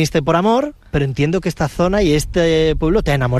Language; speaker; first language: Spanish; native; Spanish